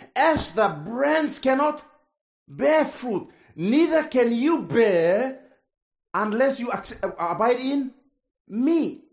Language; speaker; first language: English; non-native, fluent; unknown